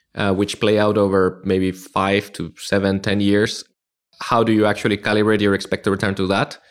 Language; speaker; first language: English; non-native, fluent; Spanish